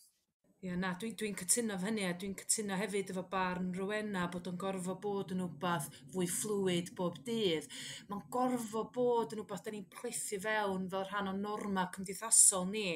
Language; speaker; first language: Welsh; native; Welsh